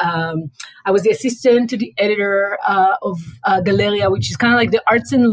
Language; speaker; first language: English; non-native, fluent; Hebrew